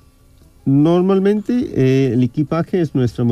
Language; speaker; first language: Spanish; non-native, fluent; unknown